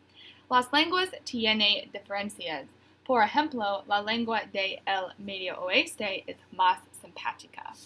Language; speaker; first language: Spanish; non-native, learner; English